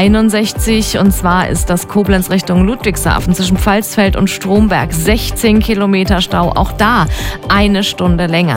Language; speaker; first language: German; native; German